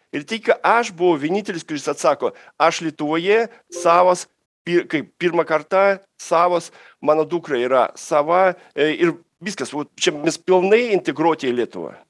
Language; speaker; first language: Lithuanian; non-native, fluent; Russian